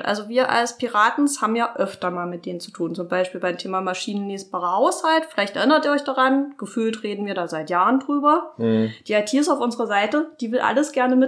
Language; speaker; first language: German; native; German